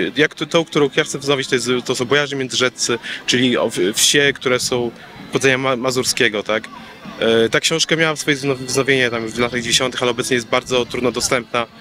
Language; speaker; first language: Polish; native; Polish